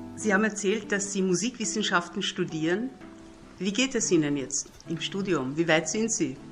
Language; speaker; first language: German; native; German